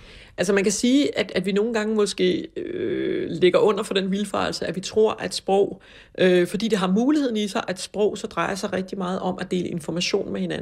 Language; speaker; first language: Danish; native; Danish